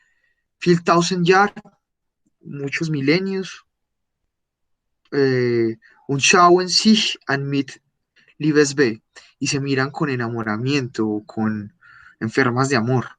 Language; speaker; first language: German; non-native, learner; Spanish